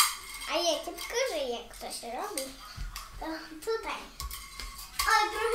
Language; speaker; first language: Polish; early bilingual, heritage; English